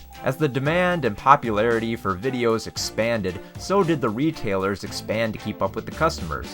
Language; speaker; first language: English; native; English